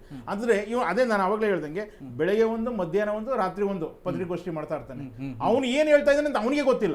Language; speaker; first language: Kannada; native; Kannada